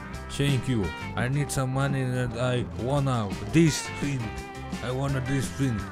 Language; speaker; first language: English; non-native, learner; Russian